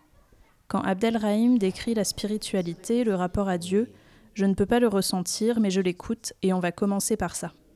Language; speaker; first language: French; native; French